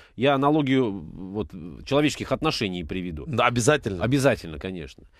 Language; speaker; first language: Russian; native; Russian